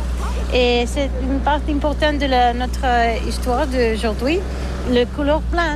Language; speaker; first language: French; non-native, learner; Catalan